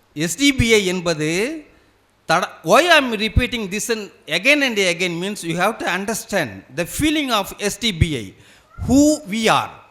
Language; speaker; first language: English; non-native, local second language; Tamil